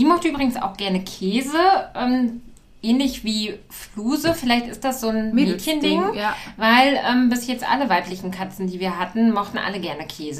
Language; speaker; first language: German; native; German